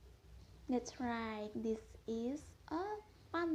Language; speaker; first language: English; non-native, fluent; Indonesian